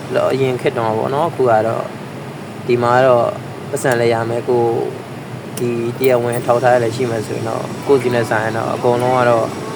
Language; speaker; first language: Burmese; native; Burmese